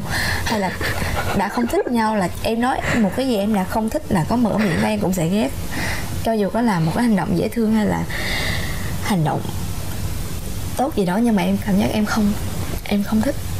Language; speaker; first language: Vietnamese; native; Vietnamese